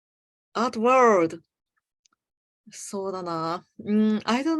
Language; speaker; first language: English; non-native, learner; Japanese